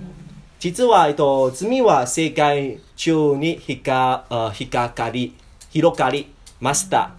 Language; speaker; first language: Japanese; non-native, learner; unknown